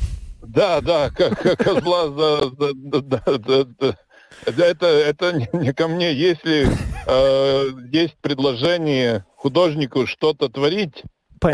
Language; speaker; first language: Russian; non-native, local second language; Latvian